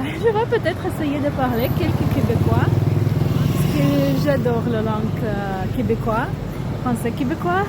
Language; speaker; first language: French; non-native, learner; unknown